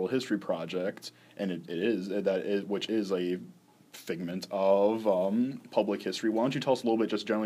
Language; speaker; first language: English; native; English